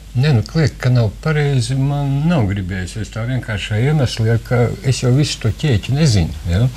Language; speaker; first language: Latvian; native; Latvian